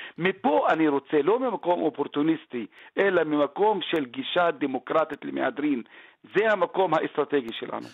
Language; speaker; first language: Hebrew; non-native, local second language; Arabic